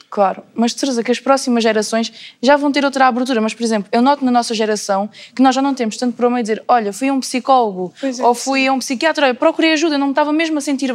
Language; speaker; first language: Portuguese; native; Portuguese